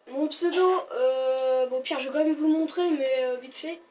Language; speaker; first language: French; native; French